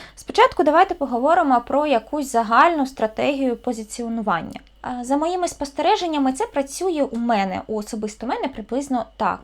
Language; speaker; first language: Ukrainian; non-native, local second language; Russian